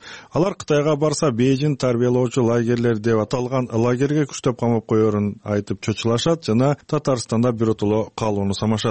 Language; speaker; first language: Kyrgyz; native; Kyrgyz